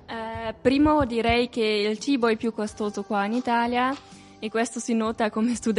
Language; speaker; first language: Italian; non-native, learner; German